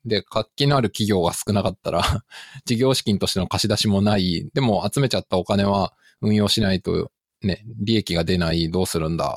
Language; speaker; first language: Japanese; native; Japanese